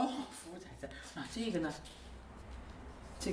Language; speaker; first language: Chinese; native; Chinese